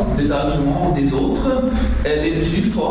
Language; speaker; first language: French; non-native, learner; German